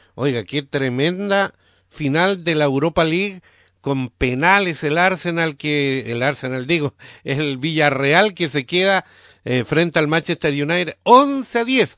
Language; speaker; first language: Spanish; native; Spanish